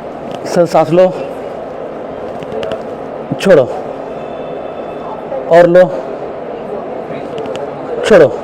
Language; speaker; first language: Hindi; native; Hindi